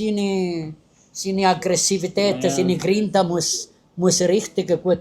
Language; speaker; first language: German; non-native, learner; Italian